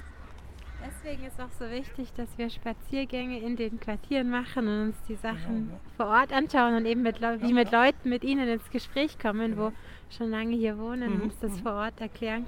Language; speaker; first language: German; native; German